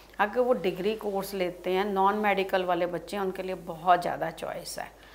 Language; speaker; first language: Hindi; non-native, local second language; Punjabi